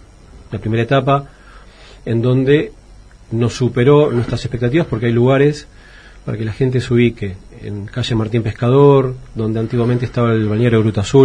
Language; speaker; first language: Spanish; native; Spanish